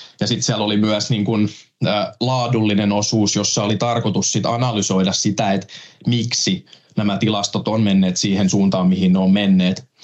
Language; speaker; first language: Finnish; native; Finnish